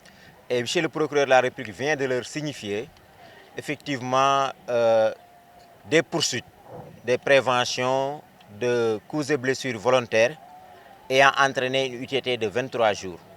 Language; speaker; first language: French; non-native, local second language; Wolof